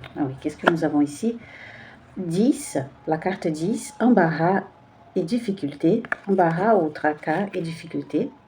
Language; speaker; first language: French; non-native, fluent; Portuguese